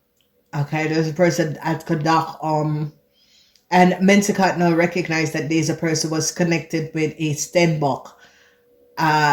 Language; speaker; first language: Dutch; non-native, fluent; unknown